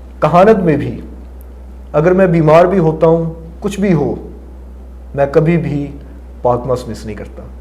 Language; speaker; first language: Urdu; non-native, local second language; Punjabi